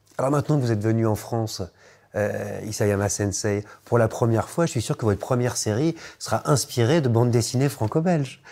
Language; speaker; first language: French; native; French